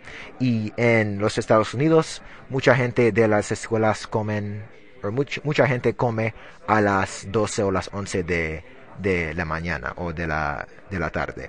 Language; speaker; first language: Spanish; non-native, learner; English